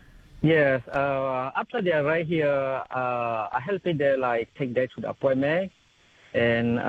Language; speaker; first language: English; non-native, local second language; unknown